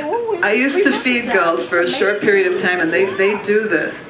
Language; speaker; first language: English; native; English